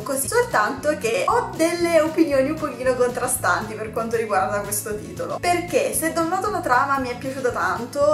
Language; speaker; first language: Italian; native; Italian